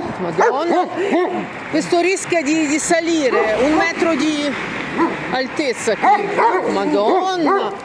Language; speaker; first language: Italian; non-native, learner; Ukrainian